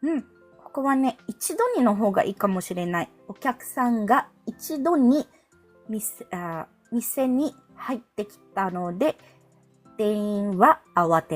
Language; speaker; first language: Japanese; non-native, fluent; Filipino